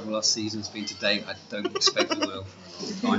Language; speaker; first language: English; native; English